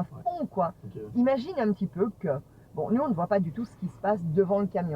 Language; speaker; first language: French; native; French